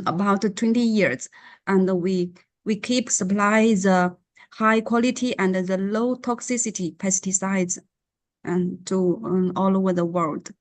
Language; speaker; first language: English; non-native, learner; Chinese